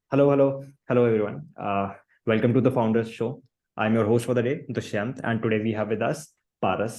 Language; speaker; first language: English; non-native, local second language; Hindi